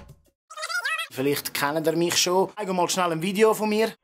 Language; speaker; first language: German; native; German